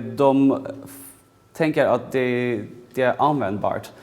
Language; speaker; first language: Swedish; non-native, fluent; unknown